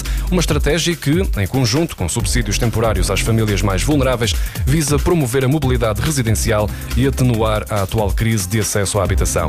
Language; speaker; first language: Portuguese; native; Portuguese